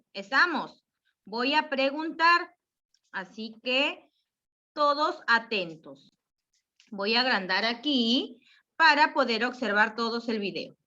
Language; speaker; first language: Spanish; native; Spanish